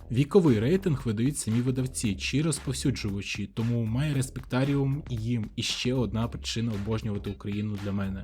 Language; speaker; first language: Ukrainian; non-native, local second language; Russian